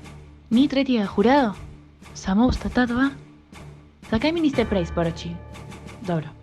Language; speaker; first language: Slovenian; early bilingual, heritage; Slovenian